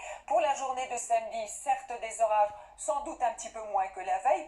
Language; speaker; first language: French; native; French